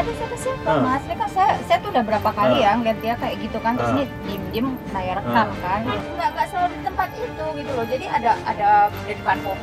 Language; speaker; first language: Indonesian; native; Indonesian